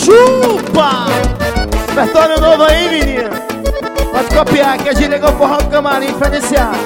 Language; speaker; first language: Portuguese; native; Portuguese